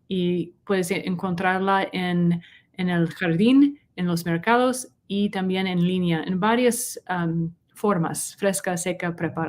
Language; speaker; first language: Spanish; non-native, learner; English